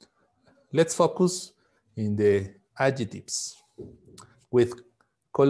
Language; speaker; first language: English; non-native, fluent; Spanish